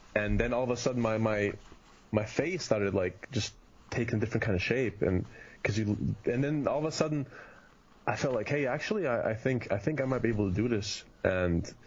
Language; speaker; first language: English; early bilingual, heritage; German